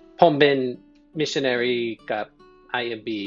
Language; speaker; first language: Thai; non-native, fluent; English